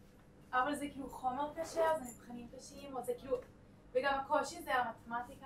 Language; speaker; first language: Hebrew; native; Hebrew